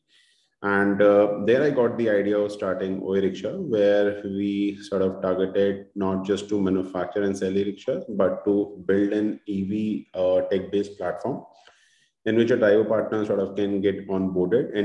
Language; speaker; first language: English; non-native, local second language; Hindi